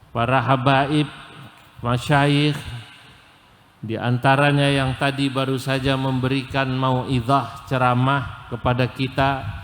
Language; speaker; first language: Indonesian; native; Indonesian